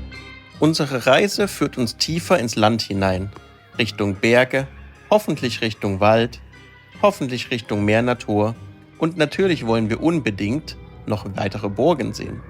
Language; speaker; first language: German; native; German